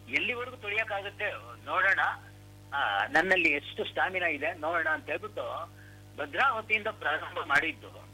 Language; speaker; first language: Kannada; non-native, local second language; Marathi